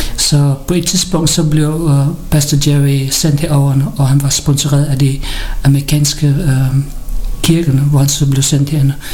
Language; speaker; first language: Danish; early bilingual, other home language; Filipino